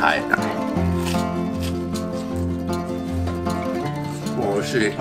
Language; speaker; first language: Japanese; non-native, learner; English